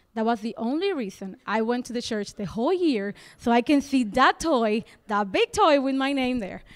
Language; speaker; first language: English; non-native, fluent; Spanish